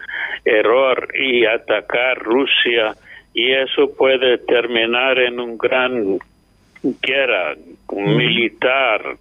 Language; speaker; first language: Spanish; non-native, fluent; English